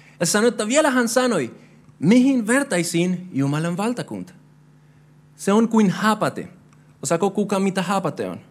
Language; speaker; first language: Finnish; non-native, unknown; Spanish